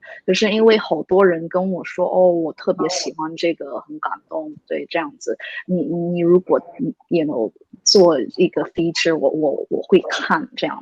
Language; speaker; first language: Chinese; early bilingual, heritage; English